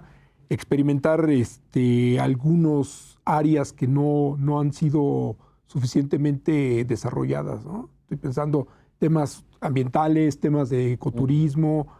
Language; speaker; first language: Spanish; native; Spanish